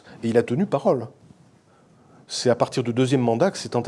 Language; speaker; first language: French; native; French